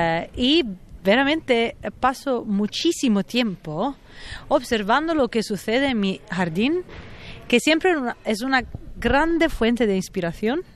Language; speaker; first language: Spanish; non-native, fluent; Italian